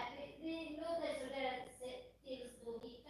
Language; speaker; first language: Swedish; non-native, fluent; Filipino